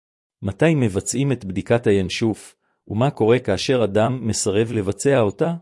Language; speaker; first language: Hebrew; native; Hebrew